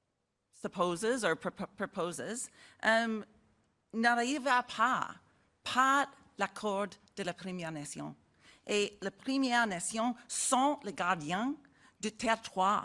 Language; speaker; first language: French; non-native, learner; English